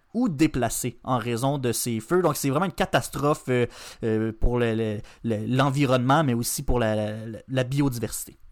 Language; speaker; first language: French; native; French